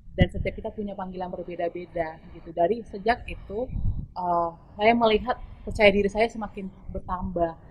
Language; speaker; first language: Indonesian; native; Indonesian